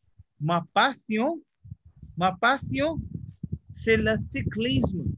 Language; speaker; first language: French; non-native, fluent; Hindi